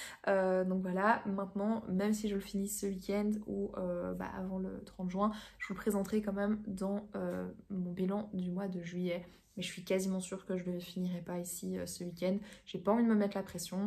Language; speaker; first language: French; native; French